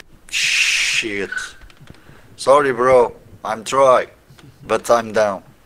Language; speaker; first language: English; non-native, learner; Portuguese